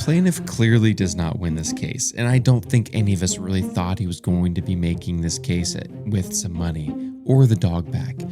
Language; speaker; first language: English; native; English